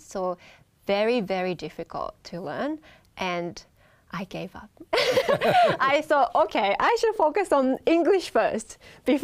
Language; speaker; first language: English; non-native, fluent; Japanese